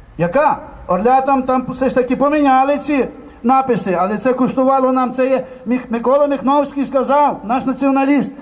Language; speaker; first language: Ukrainian; native; Ukrainian